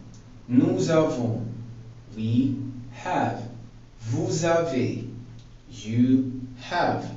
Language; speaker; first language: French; non-native, fluent; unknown